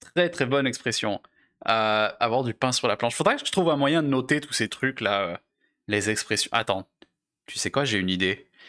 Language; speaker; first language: French; native; French